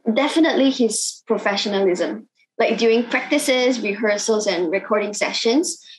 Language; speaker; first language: English; non-native, local second language; Cantonese